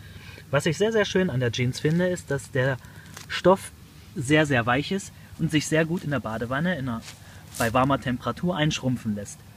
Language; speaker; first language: German; native; German